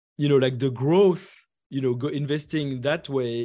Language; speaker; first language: English; non-native, fluent; French